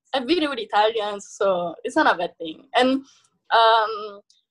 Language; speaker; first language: English; non-native, fluent; Italian